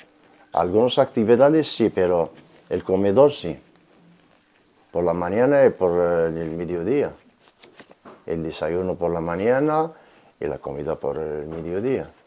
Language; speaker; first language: Spanish; non-native, learner; Arabic